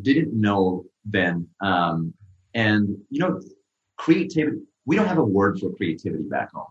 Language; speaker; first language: English; non-native, local second language; Urdu